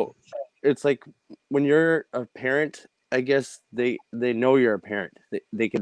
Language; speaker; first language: English; native; English